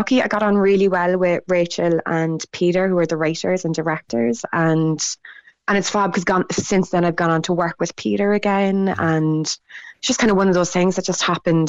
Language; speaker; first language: English; non-native, local second language; Irish